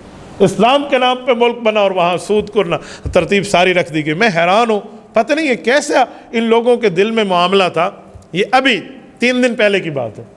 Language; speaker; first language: Urdu; native; Urdu